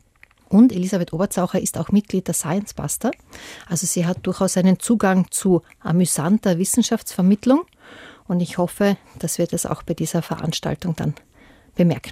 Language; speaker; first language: German; native; German